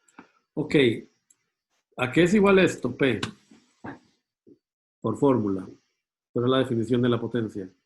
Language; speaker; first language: Spanish; native; Spanish